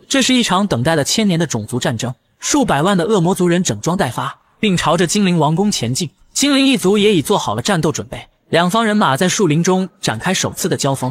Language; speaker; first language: Chinese; native; Chinese